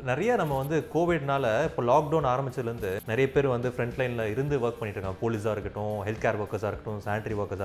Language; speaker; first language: Tamil; native; Tamil